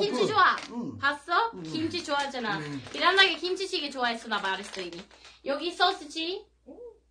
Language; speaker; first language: Korean; non-native, learner; Swedish